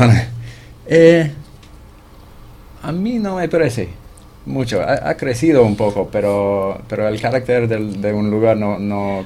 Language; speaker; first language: Spanish; non-native, fluent; English